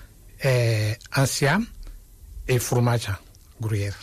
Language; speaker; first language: Catalan; non-native, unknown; Wolof